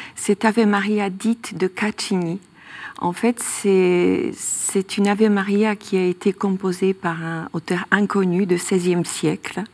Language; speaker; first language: French; non-native, fluent; Polish